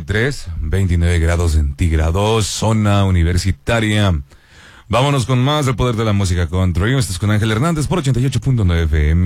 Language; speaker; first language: Spanish; native; Spanish